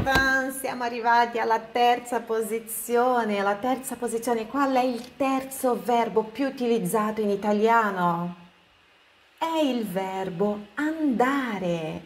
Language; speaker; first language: Italian; non-native, fluent; Portuguese